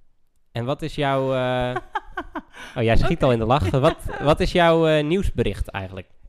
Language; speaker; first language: Dutch; native; Dutch